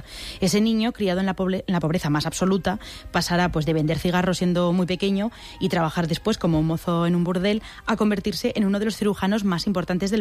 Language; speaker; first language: Spanish; native; Spanish